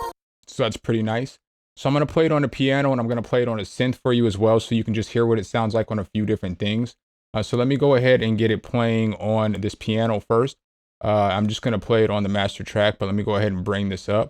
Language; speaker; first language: English; native; English